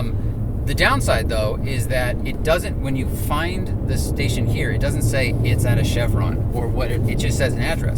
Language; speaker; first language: English; native; English